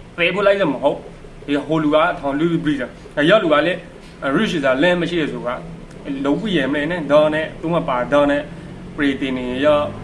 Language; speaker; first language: Burmese; native; Burmese